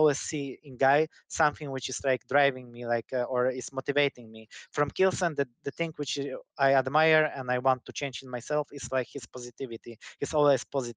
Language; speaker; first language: English; non-native, fluent; Polish